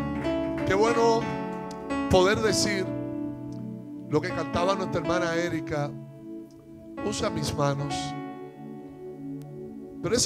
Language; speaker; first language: Spanish; native; Spanish